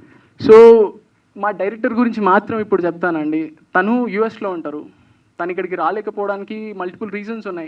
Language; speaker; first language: Telugu; native; Telugu